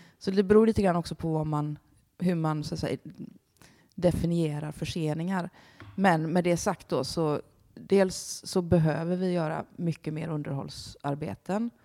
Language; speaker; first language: Swedish; native; Swedish